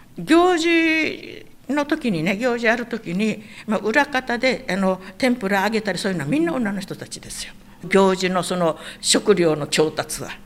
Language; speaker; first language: Japanese; native; Japanese